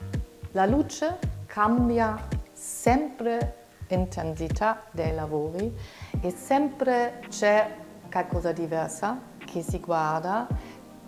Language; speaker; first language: Italian; non-native, fluent; German